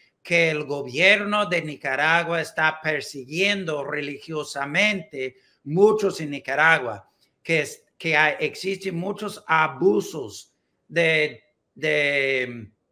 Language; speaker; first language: Spanish; non-native, learner; English